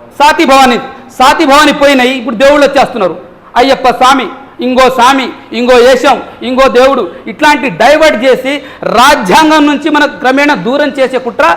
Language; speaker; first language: Telugu; non-native, local second language; Lambadi